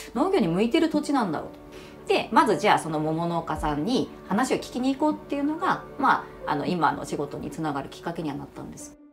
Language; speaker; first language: Japanese; native; Japanese